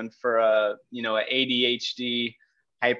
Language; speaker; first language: English; native; English